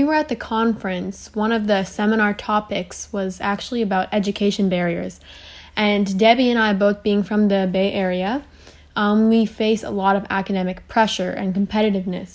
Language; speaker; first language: English; native; English